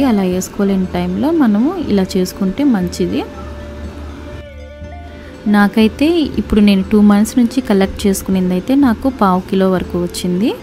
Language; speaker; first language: Telugu; native; Telugu